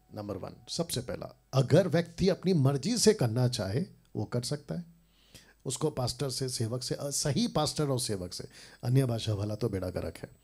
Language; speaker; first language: Hindi; native; Hindi